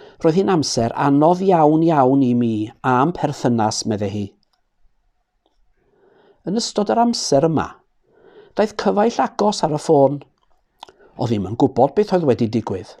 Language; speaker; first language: Welsh; native; Welsh